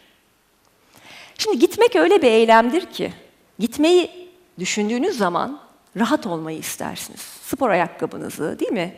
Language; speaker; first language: Turkish; native; Turkish